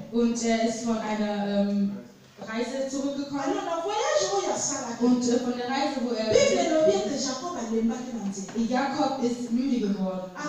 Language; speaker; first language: German; non-native, fluent; Lingala